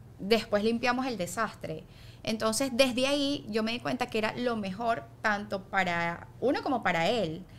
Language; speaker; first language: Spanish; native; Spanish